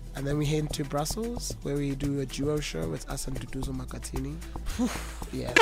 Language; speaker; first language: English; non-native, local second language; Zulu